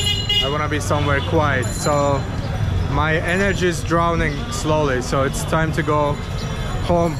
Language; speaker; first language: English; non-native, fluent; Azerbaijani